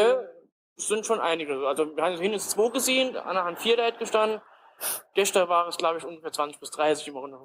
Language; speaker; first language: German; native; German